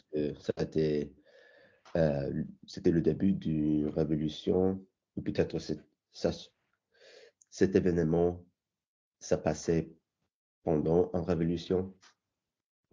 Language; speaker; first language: French; non-native, learner; English